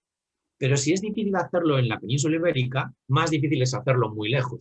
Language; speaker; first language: Spanish; native; Spanish